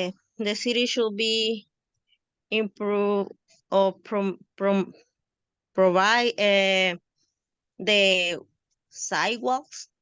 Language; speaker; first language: English; non-native, learner; Spanish